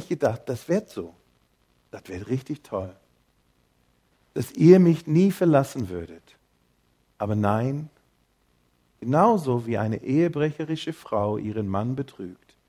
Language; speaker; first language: German; early bilingual, heritage; English